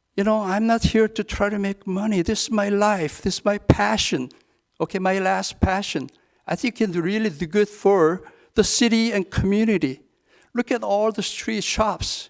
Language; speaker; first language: English; non-native, fluent; Korean